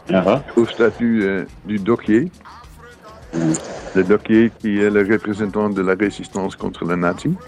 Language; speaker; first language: French; non-native, fluent; Dutch